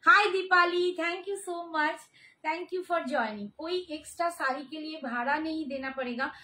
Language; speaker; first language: Hindi; non-native, local second language; Bangla